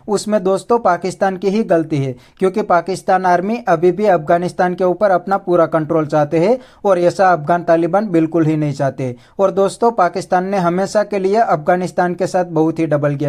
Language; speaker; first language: Hindi; native; Hindi